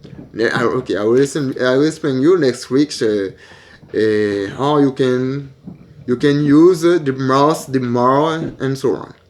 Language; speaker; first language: English; non-native, learner; Haitian Creole